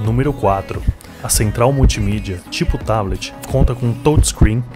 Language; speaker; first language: Portuguese; native; Portuguese